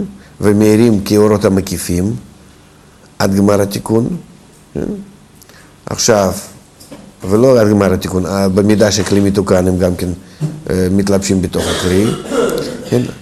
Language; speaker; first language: Hebrew; non-native, fluent; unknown